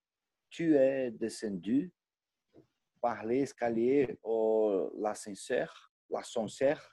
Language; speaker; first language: French; non-native, learner; Portuguese